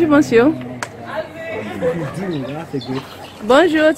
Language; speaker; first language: French; non-native, learner; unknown